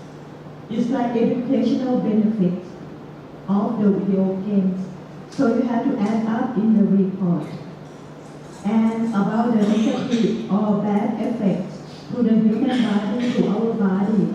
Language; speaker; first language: English; non-native, fluent; Thai